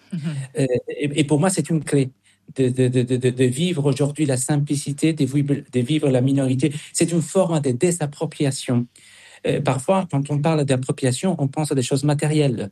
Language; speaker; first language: French; non-native, fluent; Spanish